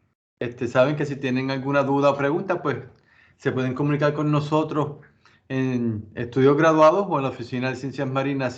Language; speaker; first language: Spanish; native; Spanish